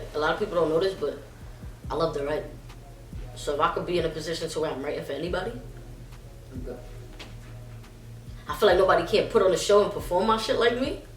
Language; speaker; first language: English; native; English